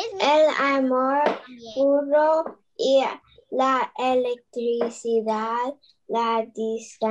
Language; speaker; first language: Spanish; non-native, learner; English